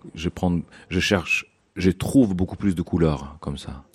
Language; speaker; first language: French; non-native, fluent; Russian